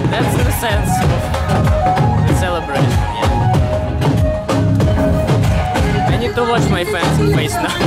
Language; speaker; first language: English; non-native, learner; Russian